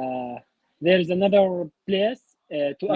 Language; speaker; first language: English; non-native, learner; Arabic